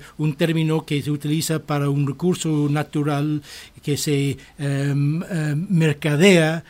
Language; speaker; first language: Spanish; non-native, fluent; English